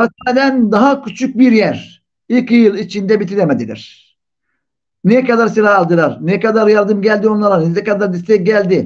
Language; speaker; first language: Turkish; non-native, fluent; Arabic